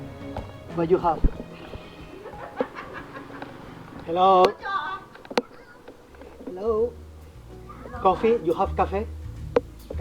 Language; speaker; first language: English; non-native, learner; Spanish